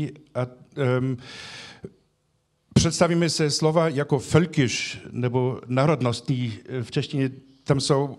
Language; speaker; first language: Czech; non-native, fluent; German